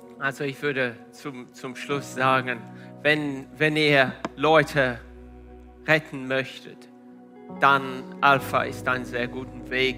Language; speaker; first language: German; non-native, fluent; Italian